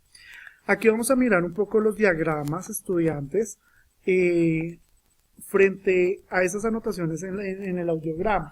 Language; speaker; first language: Spanish; native; Spanish